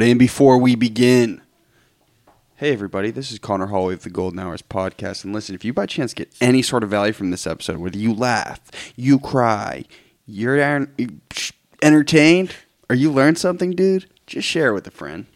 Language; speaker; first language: English; native; English